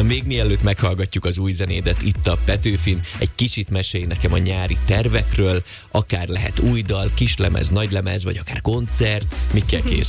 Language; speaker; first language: Hungarian; native; Hungarian